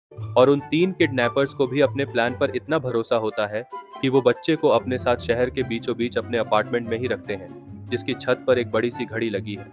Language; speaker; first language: Hindi; native; Hindi